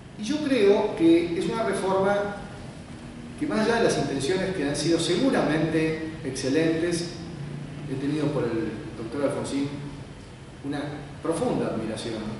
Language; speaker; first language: Spanish; native; Spanish